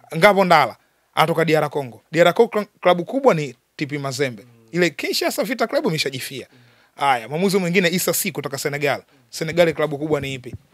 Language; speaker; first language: Swahili; native; Swahili